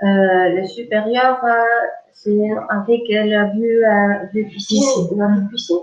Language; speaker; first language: French; non-native, local second language; Arabic